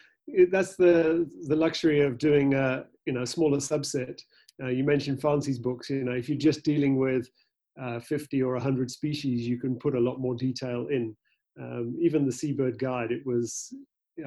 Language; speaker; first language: English; native; English